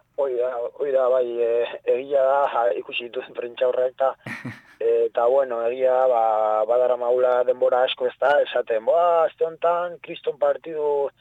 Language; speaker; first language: Basque; non-native, local second language; Spanish